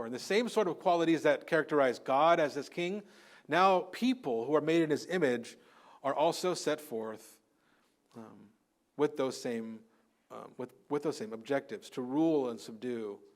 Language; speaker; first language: English; native; English